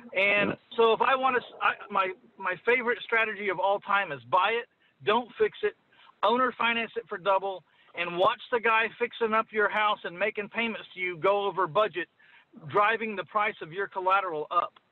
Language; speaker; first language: English; native; English